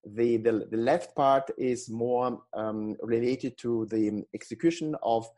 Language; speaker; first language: English; non-native, fluent; Italian